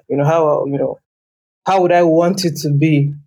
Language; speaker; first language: English; non-native, local second language; Yoruba